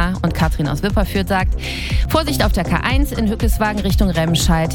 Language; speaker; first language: German; native; German